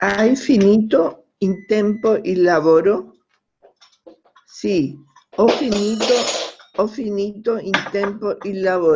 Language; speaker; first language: Italian; non-native, learner; Spanish